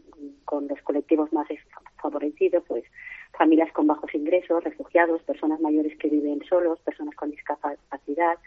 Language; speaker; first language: Spanish; native; Spanish